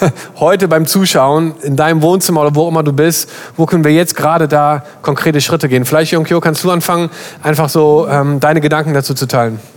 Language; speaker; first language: German; native; German